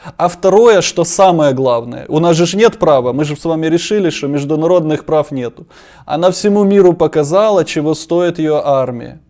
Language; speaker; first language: Russian; non-native, local second language; Ukrainian